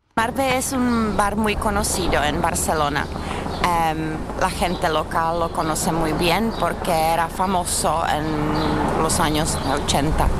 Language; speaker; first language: Spanish; non-native, learner; Czech